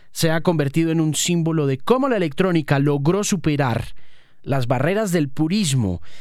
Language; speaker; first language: Spanish; native; Spanish